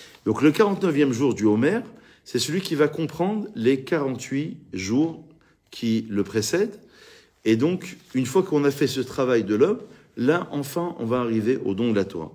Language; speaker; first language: French; native; French